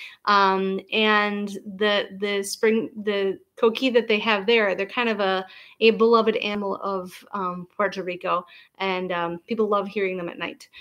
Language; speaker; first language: English; native; English